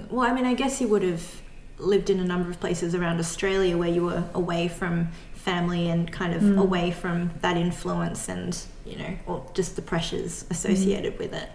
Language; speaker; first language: English; non-native, local second language; Cantonese